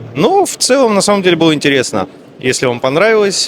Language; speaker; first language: Russian; native; Russian